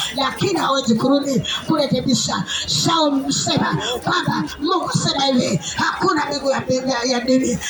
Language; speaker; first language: Swahili; native; Swahili